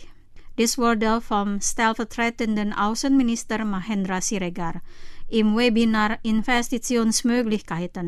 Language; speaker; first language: German; non-native, fluent; Indonesian